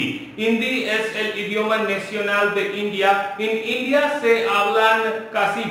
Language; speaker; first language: Spanish; non-native, local second language; Hindi